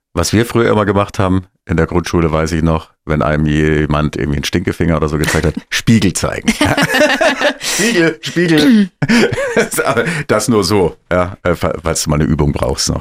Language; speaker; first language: German; native; German